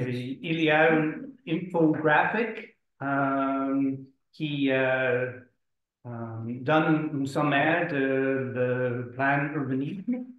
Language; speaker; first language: French; non-native, learner; English